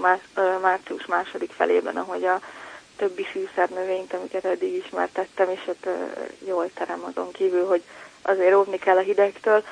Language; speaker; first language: Hungarian; native; Hungarian